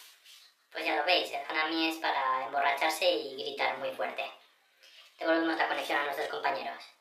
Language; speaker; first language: Spanish; native; Spanish